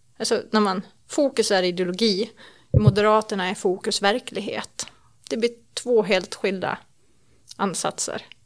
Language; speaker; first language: Swedish; native; Swedish